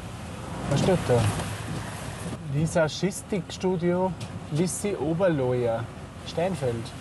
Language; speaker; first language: German; native; German